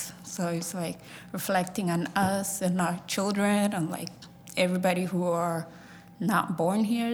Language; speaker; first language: English; early bilingual, other home language; Somali